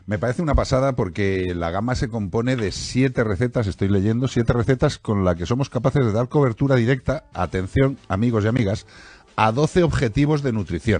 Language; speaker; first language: Spanish; native; Spanish